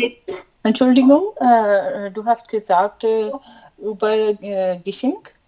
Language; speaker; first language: German; non-native, learner; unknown